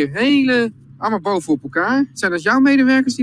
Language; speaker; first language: Dutch; native; Dutch